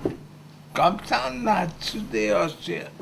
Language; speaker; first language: French; non-native, fluent; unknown